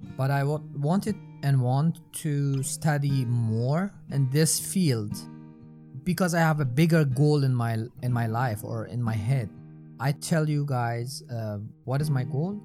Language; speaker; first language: English; non-native, fluent; Persian